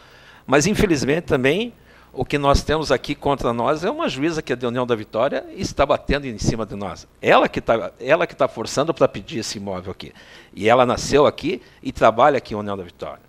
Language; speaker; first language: Portuguese; native; Portuguese